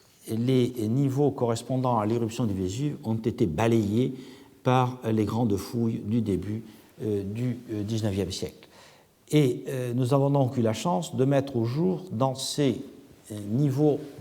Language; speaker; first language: French; native; French